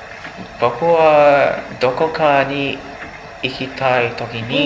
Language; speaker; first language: Japanese; non-native, learner; English